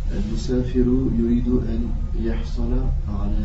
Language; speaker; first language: Arabic; non-native, learner; French